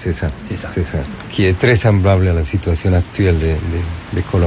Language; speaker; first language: French; non-native, fluent; Spanish